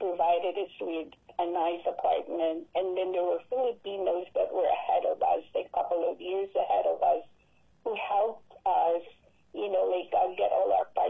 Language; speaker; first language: English; non-native, local second language; Filipino